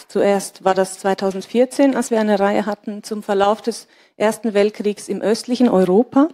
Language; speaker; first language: German; native; German